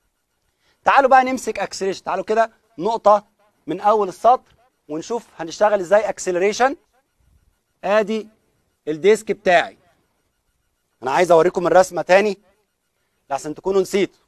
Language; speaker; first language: Arabic; native; Arabic